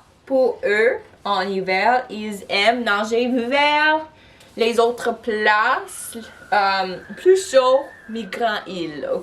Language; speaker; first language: French; non-native, local second language; English